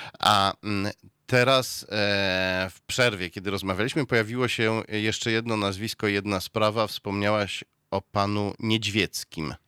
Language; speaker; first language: Polish; native; Polish